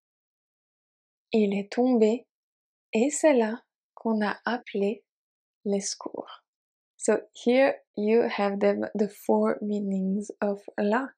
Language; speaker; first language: French; native; French